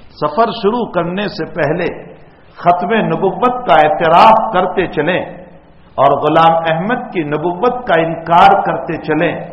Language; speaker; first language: Urdu; non-native, local second language; Gujarati